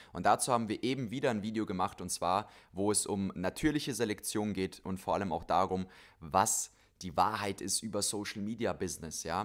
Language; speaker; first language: German; native; German